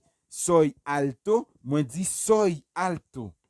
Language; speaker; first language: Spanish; non-native, fluent; Haitian Creole